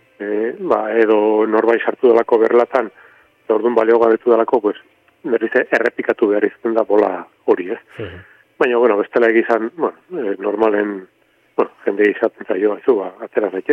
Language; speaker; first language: Basque; native; Basque